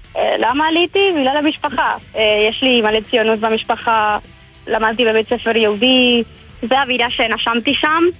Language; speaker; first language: Hebrew; non-native, fluent; Spanish